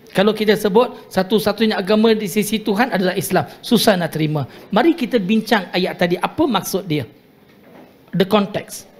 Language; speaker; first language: Malay; non-native, local second language; Tamil